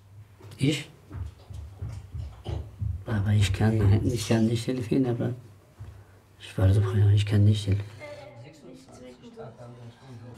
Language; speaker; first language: German; non-native, learner; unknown